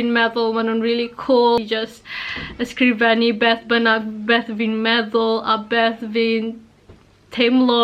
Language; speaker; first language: Welsh; non-native, learner; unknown